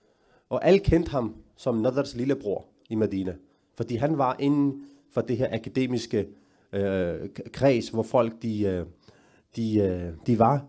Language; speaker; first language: Danish; early bilingual, other home language; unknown